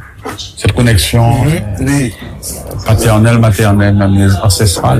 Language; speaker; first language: French; native; French